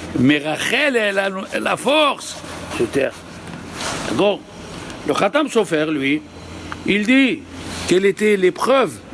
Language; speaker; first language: French; native; French